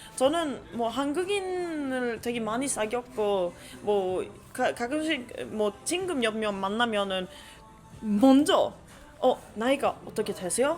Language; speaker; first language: Korean; non-native, fluent; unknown